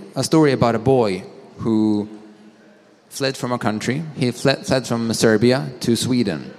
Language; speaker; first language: English; non-native, fluent; Swedish